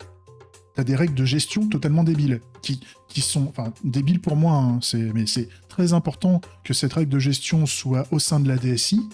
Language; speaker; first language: French; native; French